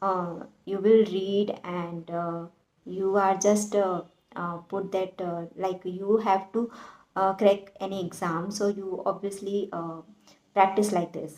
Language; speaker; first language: English; non-native, learner; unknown